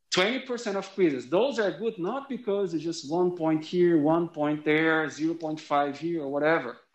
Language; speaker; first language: English; non-native, fluent; Portuguese